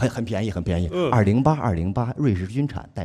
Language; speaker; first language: Chinese; native; Chinese